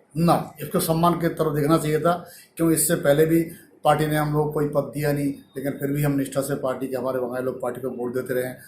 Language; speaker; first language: Hindi; non-native, local second language; Bangla